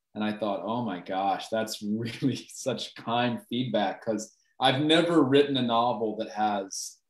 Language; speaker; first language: English; native; English